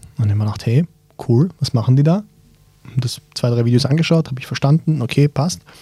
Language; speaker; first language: German; early bilingual, other home language; Bosnian